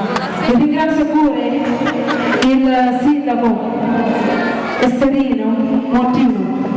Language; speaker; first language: Italian; non-native, fluent; Wolof